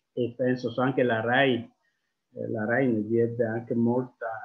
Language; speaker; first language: Italian; non-native, fluent; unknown